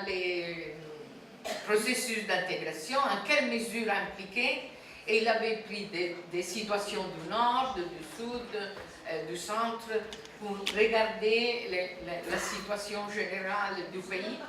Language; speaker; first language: French; non-native, fluent; Italian